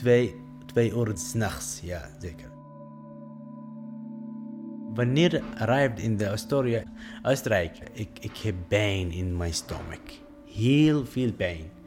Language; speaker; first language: Dutch; non-native, learner; Arabic